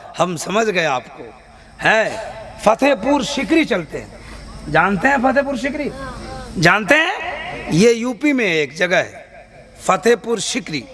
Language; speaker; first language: Hindi; native; Hindi